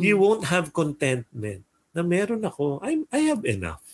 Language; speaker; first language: English; non-native, local second language; Filipino